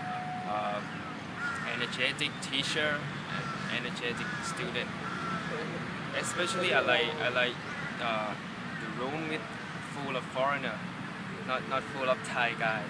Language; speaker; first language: English; non-native, learner; Thai